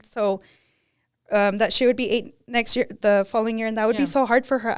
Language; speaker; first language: English; early bilingual, other home language; Spanish